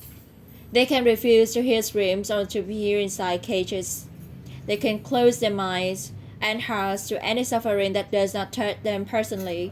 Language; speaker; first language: English; non-native, learner; Vietnamese